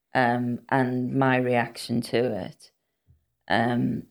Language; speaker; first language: English; non-native, local second language; Welsh